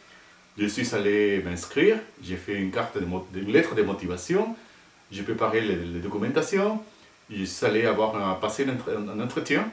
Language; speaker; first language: French; non-native, fluent; Spanish